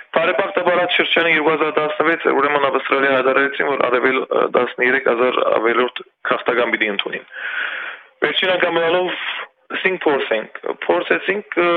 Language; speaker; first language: Armenian; early bilingual, heritage; Armenian